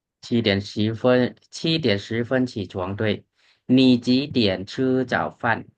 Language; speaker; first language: Chinese; non-native, fluent; Thai